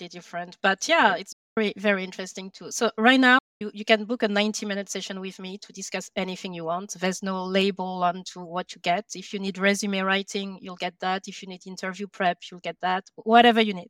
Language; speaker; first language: English; non-native, fluent; French